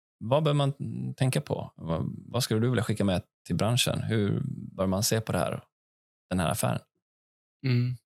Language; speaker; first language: Swedish; native; Swedish